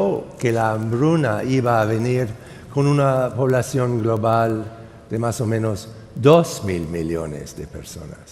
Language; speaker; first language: Spanish; non-native, fluent; English